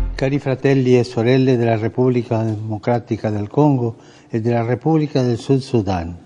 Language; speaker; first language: Italian; early bilingual, heritage; Italian